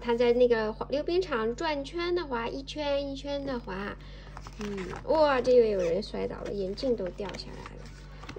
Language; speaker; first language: Chinese; native; Chinese